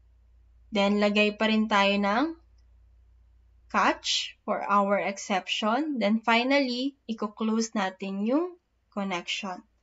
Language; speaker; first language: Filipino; native; Filipino